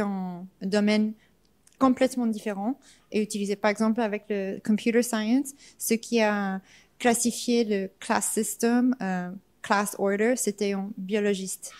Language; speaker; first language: French; non-native, fluent; English